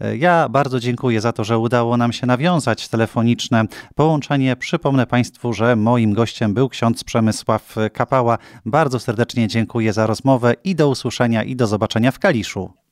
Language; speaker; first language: Polish; native; Polish